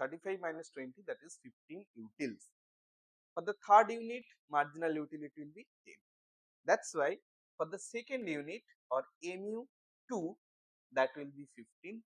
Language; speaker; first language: English; non-native, local second language; Bangla